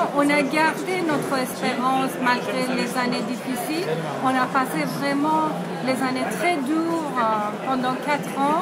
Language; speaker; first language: French; non-native, fluent; Persian